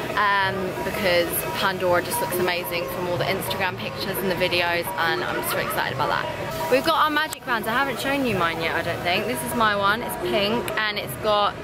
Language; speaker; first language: English; native; English